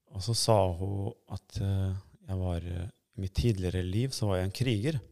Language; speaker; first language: Norwegian; early bilingual, other home language; Albanian